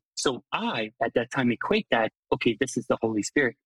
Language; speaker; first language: English; non-native, fluent; Hungarian